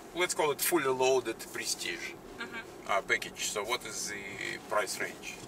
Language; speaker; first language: English; non-native, fluent; Russian